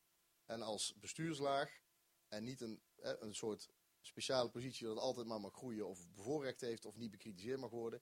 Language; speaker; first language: Dutch; native; Dutch